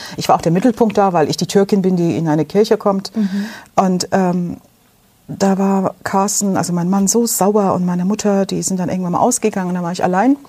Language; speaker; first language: German; non-native, fluent; Turkish